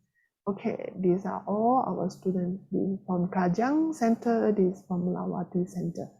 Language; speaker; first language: English; non-native, local second language; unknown